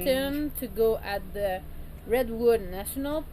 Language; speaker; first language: English; non-native, learner; French